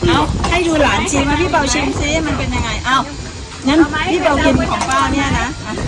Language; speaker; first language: Thai; native; Thai